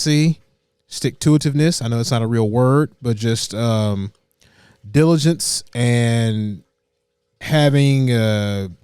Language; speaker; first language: English; native; English